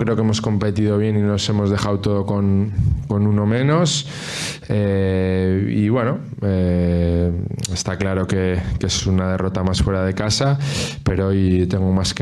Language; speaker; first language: Spanish; native; Spanish